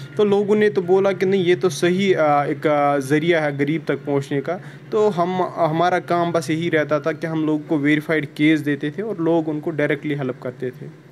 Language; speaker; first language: Hindi; non-native, local second language; Kashmiri